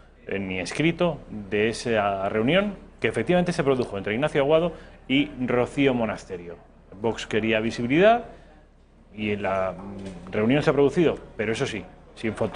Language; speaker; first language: Spanish; native; Spanish